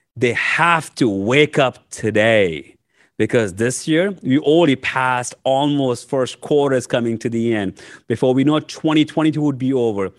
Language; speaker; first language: English; non-native, local second language; Hindi